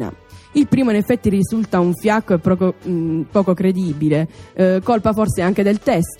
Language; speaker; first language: Italian; native; Italian